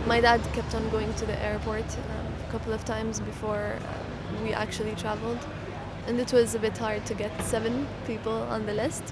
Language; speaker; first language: English; non-native, fluent; Arabic